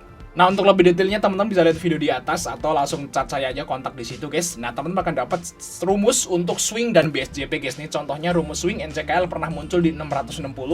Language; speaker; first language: Indonesian; native; Indonesian